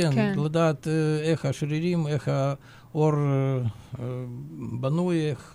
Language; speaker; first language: Hebrew; non-native, fluent; Russian